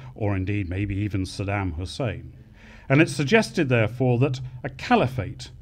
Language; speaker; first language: English; native; English